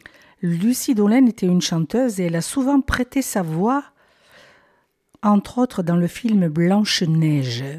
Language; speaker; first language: French; native; French